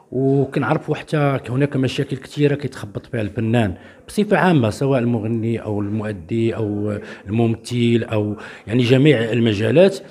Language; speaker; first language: Arabic; native; Arabic